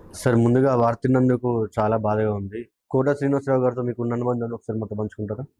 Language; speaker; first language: Telugu; native; Telugu